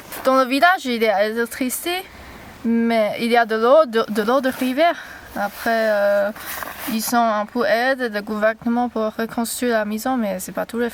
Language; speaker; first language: French; non-native, learner; Chinese